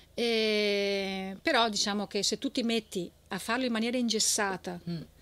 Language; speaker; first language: Italian; native; Italian